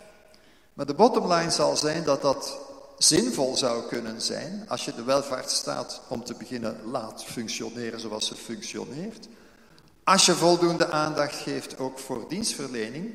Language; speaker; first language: Dutch; native; Dutch